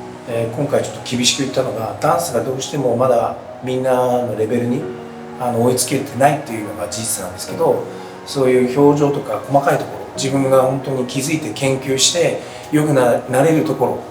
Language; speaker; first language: Japanese; non-native, fluent; Korean